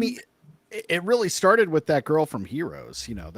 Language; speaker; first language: English; native; English